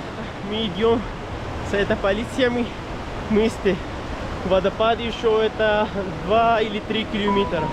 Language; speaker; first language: Russian; non-native, learner; Pashto